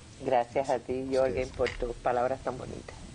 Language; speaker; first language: Spanish; native; Spanish